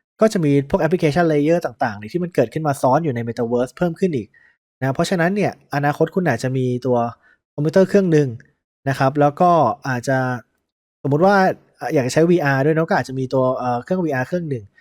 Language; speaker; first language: Thai; native; Thai